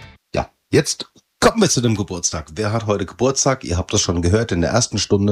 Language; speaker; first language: German; native; German